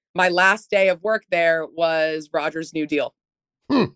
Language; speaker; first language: English; native; English